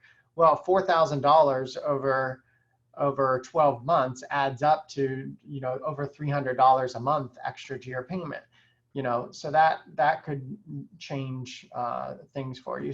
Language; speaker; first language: English; native; English